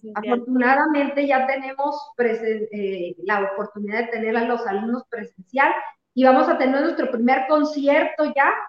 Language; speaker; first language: Spanish; native; Spanish